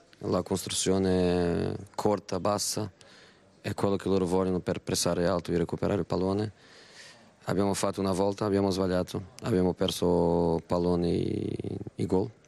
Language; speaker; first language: Italian; non-native, fluent; Portuguese